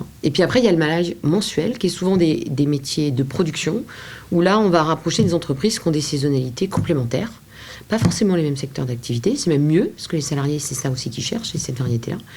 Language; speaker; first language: French; native; French